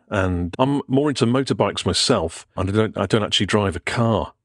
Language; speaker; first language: English; native; English